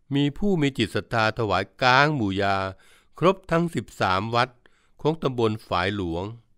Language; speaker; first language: Thai; native; Thai